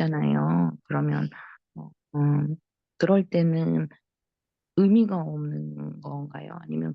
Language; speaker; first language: Korean; non-native, local second language; Russian